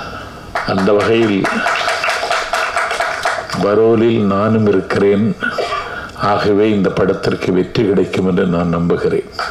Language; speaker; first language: Tamil; native; Tamil